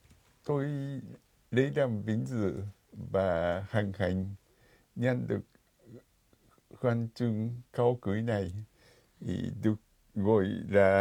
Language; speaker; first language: Vietnamese; non-native, fluent; Japanese